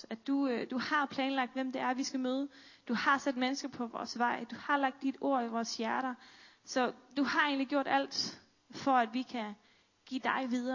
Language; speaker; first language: Danish; native; Danish